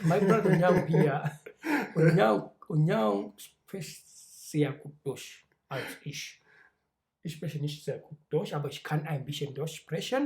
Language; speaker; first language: German; non-native, learner; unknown